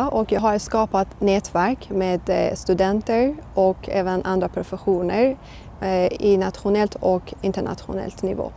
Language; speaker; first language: Swedish; non-native, fluent; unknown